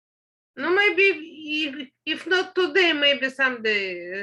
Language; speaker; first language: English; non-native, learner; Russian